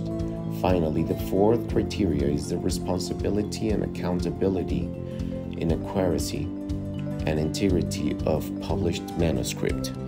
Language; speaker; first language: English; non-native, fluent; Spanish